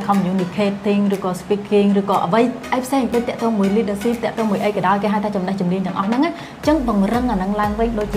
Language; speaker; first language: Khmer; native; Khmer